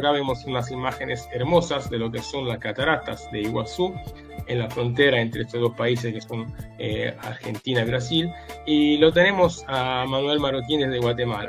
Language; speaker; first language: Spanish; native; Spanish